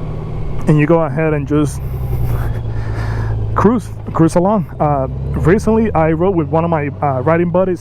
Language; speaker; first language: English; native; English